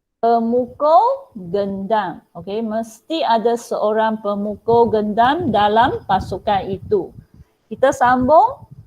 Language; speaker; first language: Malay; non-native, local second language; Chinese